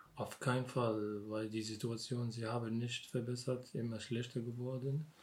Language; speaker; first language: German; non-native, learner; Arabic